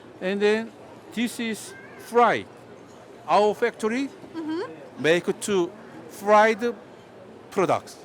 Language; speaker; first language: English; non-native, learner; Korean